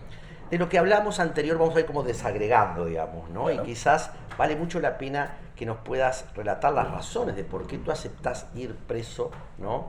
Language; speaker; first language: Spanish; native; Spanish